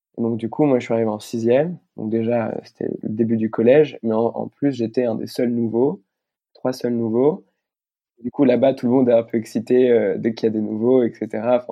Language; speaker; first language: French; native; French